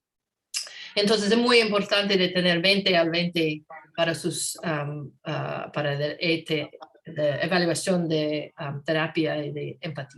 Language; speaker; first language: Spanish; non-native, learner; English